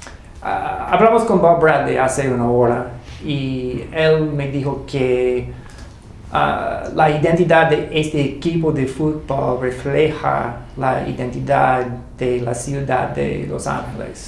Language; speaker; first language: Spanish; non-native, learner; English